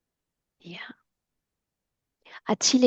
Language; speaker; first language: French; native; French